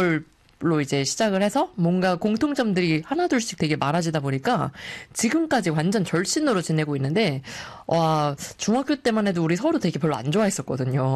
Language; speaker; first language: Korean; native; Korean